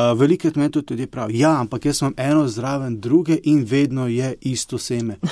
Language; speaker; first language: Slovenian; early bilingual, other home language; Bosnian